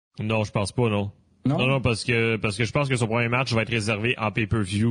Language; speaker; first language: French; native; French